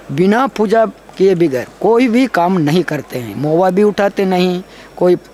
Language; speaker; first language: Hindi; non-native, local second language; Gondi